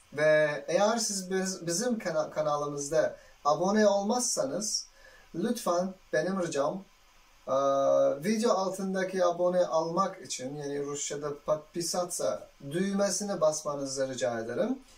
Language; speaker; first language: Turkish; non-native, fluent; Uzbek